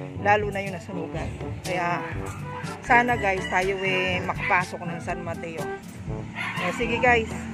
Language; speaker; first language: Filipino; native; Filipino